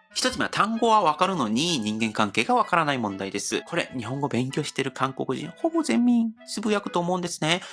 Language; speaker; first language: Japanese; non-native, fluent; Korean